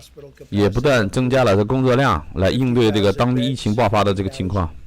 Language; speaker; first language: Chinese; native; Chinese